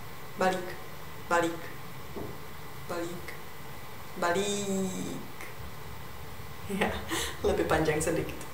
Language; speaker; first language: Indonesian; non-native, fluent; Czech